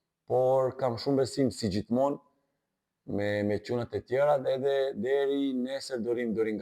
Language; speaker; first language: Albanian; non-native, learner; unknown